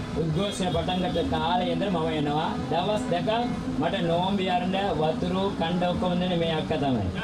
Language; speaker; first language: Sinhala; non-native, local second language; Tamil